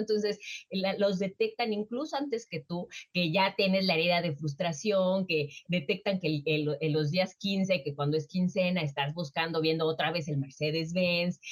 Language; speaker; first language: Spanish; native; Spanish